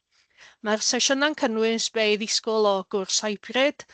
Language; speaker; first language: Welsh; native; Welsh